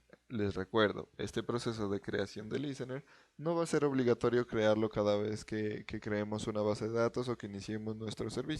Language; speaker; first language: Spanish; native; Spanish